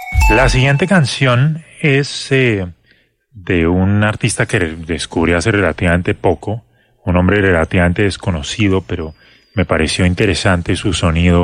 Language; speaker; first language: Spanish; native; Spanish